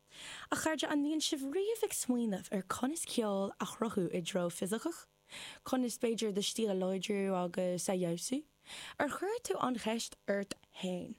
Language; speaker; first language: Irish; non-native, local second language; English